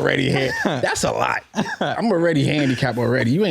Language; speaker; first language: English; native; English